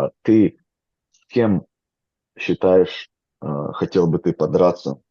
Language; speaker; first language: Russian; native; Russian